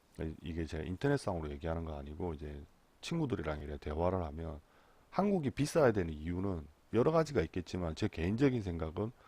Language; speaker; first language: Korean; native; Korean